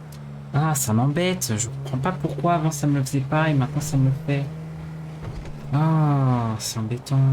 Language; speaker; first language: French; native; French